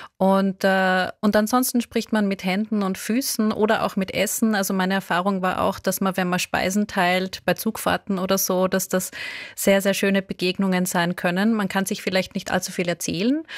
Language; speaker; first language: German; native; German